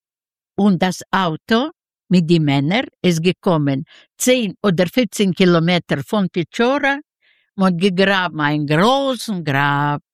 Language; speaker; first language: German; non-native, learner; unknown